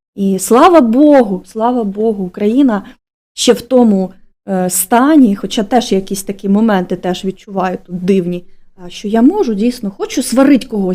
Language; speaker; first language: Ukrainian; native; Ukrainian